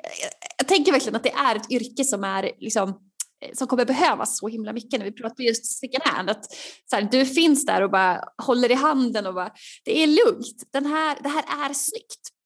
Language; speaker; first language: Swedish; native; Swedish